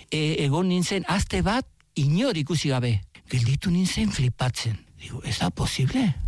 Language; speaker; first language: Basque; non-native, learner; Spanish